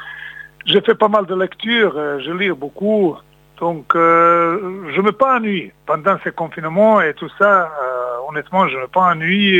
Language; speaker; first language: French; non-native, fluent; Serbian